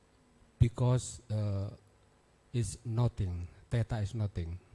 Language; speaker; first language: English; non-native, learner; Indonesian